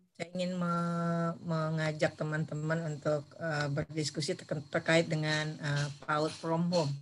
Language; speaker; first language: Indonesian; native; Indonesian